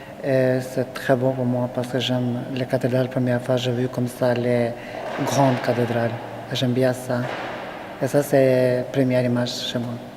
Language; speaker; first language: French; non-native, learner; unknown